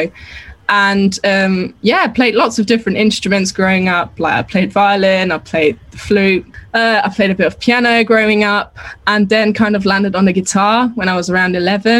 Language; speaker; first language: English; non-native, fluent; German